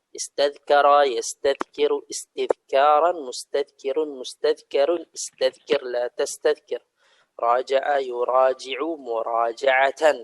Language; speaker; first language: Arabic; non-native, fluent; Indonesian